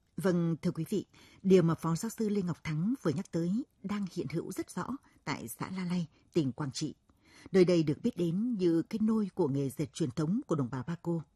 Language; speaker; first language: Vietnamese; native; Vietnamese